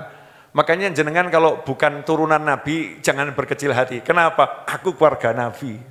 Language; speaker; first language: Indonesian; non-native, local second language; Javanese